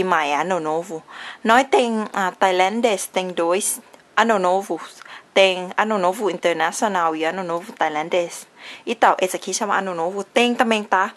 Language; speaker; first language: Portuguese; non-native, learner; Thai